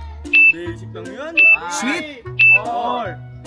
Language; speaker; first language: Filipino; native; Filipino